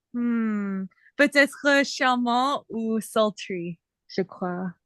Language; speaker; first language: French; non-native, learner; English